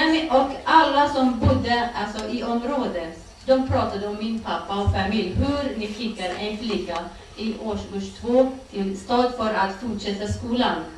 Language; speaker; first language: Swedish; non-native, fluent; Kurdish